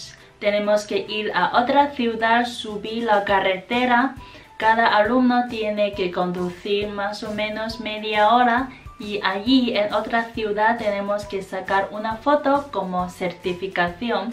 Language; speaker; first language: Spanish; non-native, fluent; Chinese